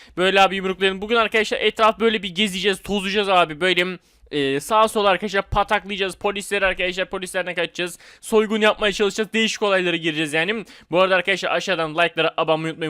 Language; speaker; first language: Turkish; native; Turkish